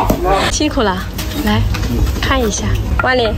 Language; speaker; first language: Chinese; non-native, fluent; Lao